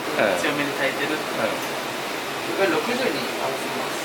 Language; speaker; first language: Japanese; native; Japanese